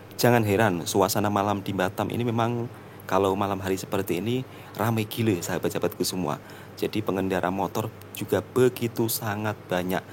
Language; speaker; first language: Indonesian; native; Indonesian